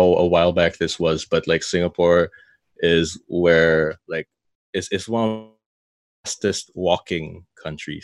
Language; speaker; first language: English; native; English